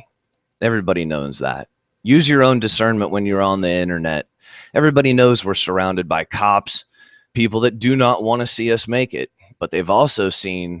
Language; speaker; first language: English; native; English